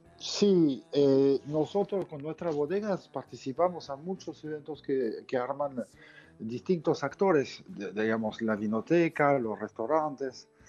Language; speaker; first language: Spanish; non-native, fluent; French